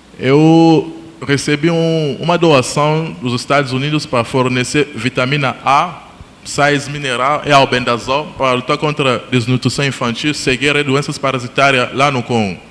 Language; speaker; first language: Portuguese; non-native, fluent; Lingala